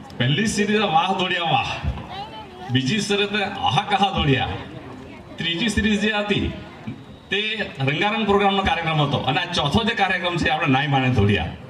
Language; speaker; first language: Gujarati; non-native, local second language; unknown